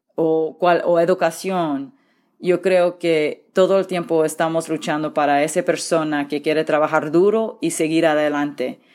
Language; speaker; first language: Spanish; early bilingual, heritage; Spanish